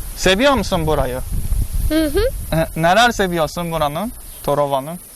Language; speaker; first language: Turkish; non-native, fluent; Japanese